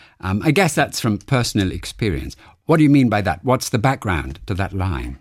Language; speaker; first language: English; non-native, fluent; German